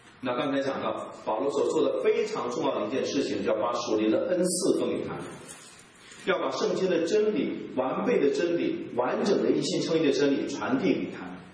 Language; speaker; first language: Chinese; native; Chinese